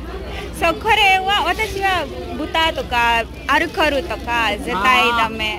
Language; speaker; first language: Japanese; non-native, learner; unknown